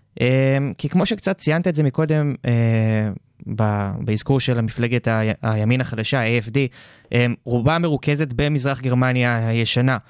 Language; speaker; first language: Hebrew; native; Hebrew